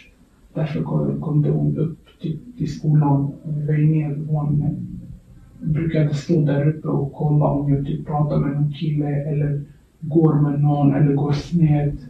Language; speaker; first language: Swedish; early bilingual, other home language; Kurdish